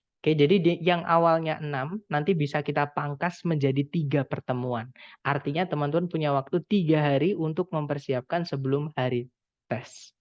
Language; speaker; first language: Indonesian; non-native, local second language; Javanese